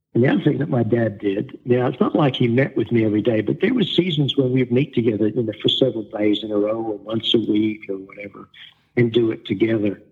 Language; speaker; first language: English; native; English